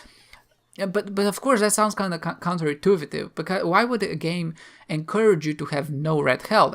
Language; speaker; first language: English; non-native, fluent; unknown